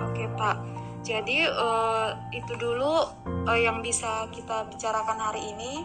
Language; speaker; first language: Indonesian; native; Indonesian